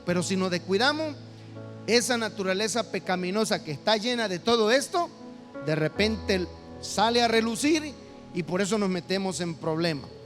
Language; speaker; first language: Spanish; native; Spanish